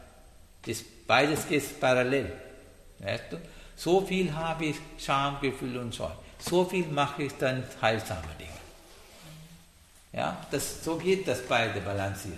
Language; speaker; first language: German; non-native, learner; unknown